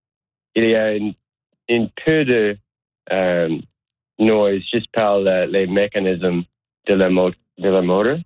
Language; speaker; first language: French; non-native, learner; English